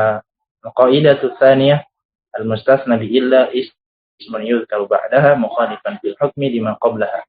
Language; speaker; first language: Arabic; non-native, fluent; Indonesian